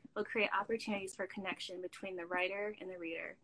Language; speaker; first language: English; native; English